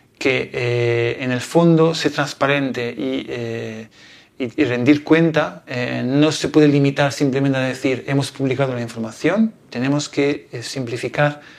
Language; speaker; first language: Spanish; non-native, fluent; Italian